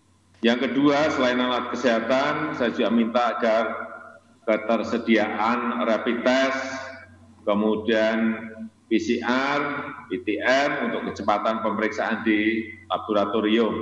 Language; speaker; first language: Indonesian; non-native, local second language; Javanese